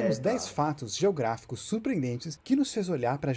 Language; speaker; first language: Portuguese; native; Portuguese